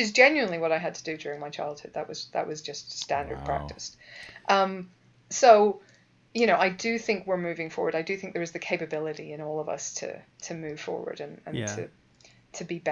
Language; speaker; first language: English; native; English